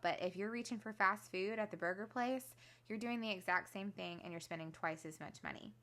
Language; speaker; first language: English; native; English